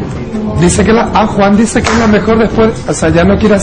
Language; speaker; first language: Spanish; native; Spanish